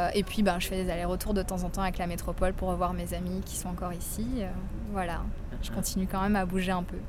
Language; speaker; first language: French; native; French